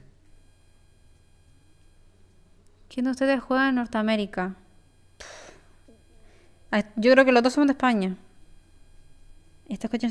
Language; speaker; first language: Spanish; native; Spanish